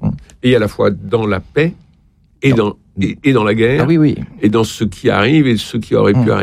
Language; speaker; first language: French; native; French